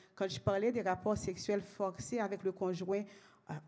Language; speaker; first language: French; native; French